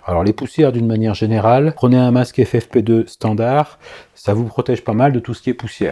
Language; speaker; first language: French; native; French